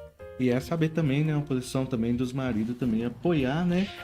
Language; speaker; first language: Portuguese; native; Portuguese